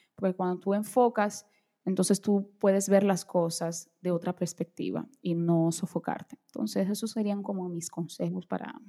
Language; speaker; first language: Spanish; early bilingual, other home language; Portuguese